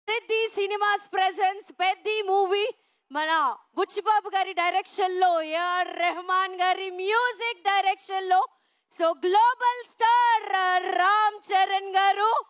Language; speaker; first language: Telugu; native; Telugu